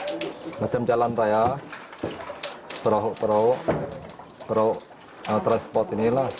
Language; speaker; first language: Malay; non-native, local second language; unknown